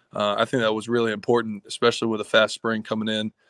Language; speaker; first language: English; native; English